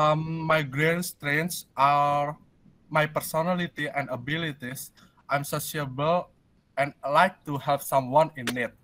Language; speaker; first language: English; non-native, learner; Indonesian